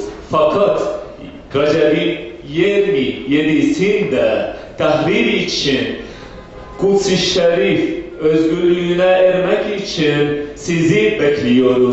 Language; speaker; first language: Turkish; non-native, fluent; Arabic